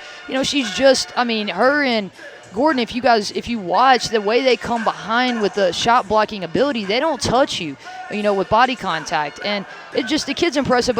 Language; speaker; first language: English; native; English